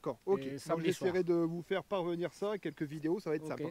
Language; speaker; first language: French; native; French